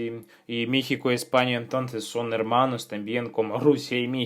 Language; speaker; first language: Spanish; non-native, fluent; Russian